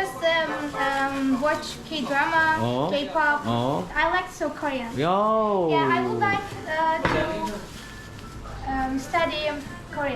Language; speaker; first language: English; non-native, learner; Azerbaijani